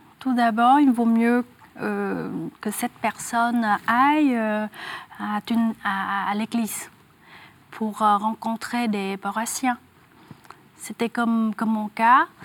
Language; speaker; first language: French; non-native, fluent; Vietnamese